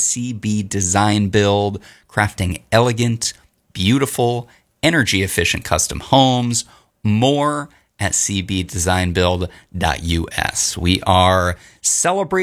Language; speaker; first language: English; native; English